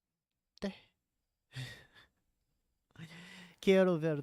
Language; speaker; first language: Spanish; non-native, learner; English